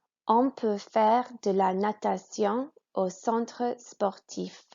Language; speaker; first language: French; non-native, fluent; English